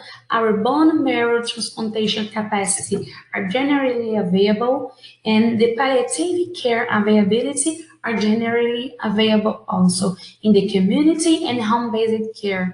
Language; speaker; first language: English; non-native, fluent; Portuguese